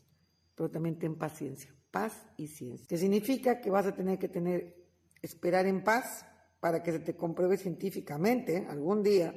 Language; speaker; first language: Spanish; native; Spanish